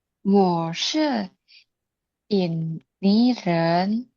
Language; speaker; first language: Chinese; non-native, learner; Indonesian